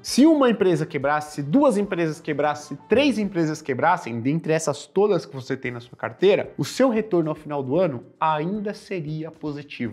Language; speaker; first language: Portuguese; native; Portuguese